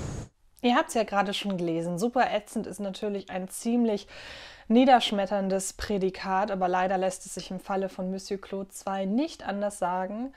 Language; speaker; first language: German; native; German